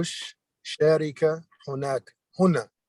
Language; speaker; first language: Arabic; non-native, learner; English